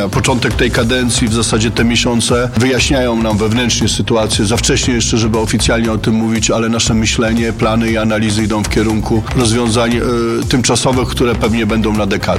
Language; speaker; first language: Polish; native; Polish